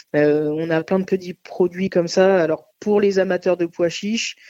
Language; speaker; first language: French; native; French